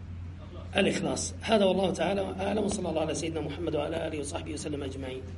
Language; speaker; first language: Arabic; native; Arabic